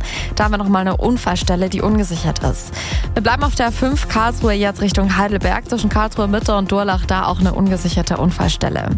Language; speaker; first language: German; native; German